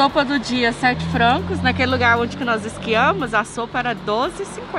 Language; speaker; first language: Portuguese; native; Portuguese